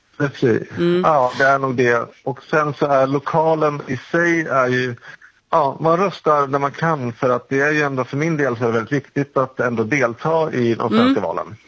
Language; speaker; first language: Swedish; native; Swedish